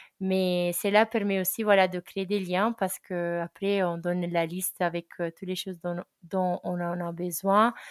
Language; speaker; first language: French; non-native, fluent; Italian